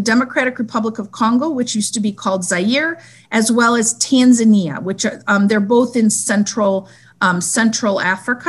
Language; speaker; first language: English; native; English